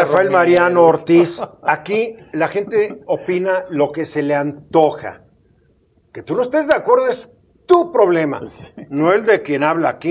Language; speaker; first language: Spanish; native; Spanish